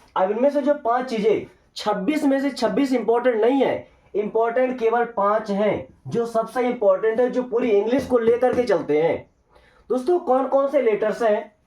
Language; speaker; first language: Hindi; native; Hindi